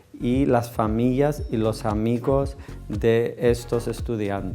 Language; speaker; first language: Spanish; non-native, fluent; Greek